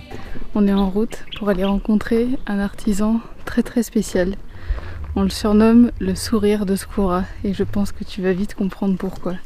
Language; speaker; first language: French; native; French